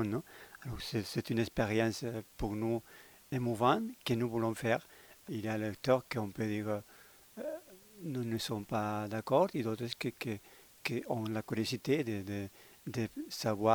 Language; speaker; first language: French; non-native, learner; Spanish